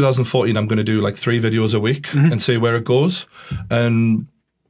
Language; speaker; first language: English; native; English